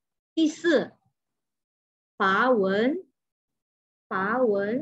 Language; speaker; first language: Chinese; non-native, fluent; Indonesian